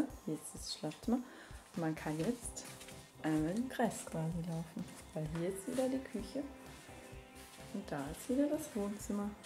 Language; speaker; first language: German; native; German